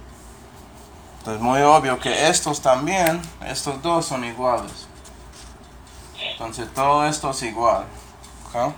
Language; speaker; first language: Spanish; non-native, fluent; English